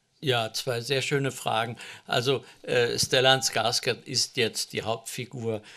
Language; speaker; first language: German; native; German